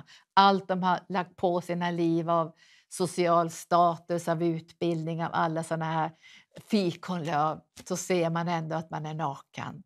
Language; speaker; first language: Swedish; native; Swedish